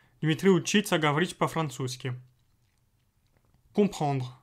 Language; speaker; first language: Russian; non-native, fluent; French